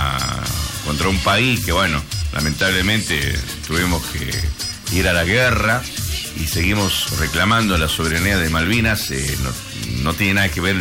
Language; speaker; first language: Spanish; native; Spanish